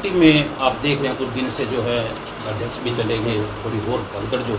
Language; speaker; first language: Hindi; native; Hindi